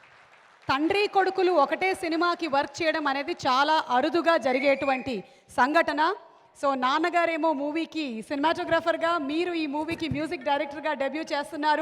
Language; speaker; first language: Telugu; native; Telugu